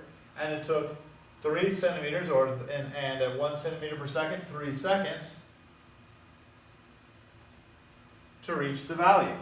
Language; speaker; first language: English; native; English